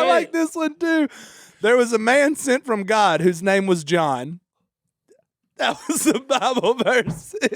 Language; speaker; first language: English; native; English